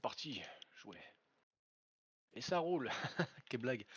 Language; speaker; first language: French; native; French